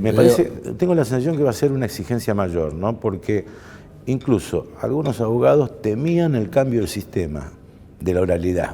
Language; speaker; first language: Spanish; native; Spanish